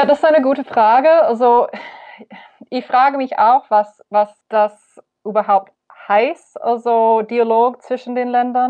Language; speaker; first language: German; non-native, fluent; English